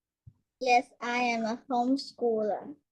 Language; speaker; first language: English; non-native, learner; Chinese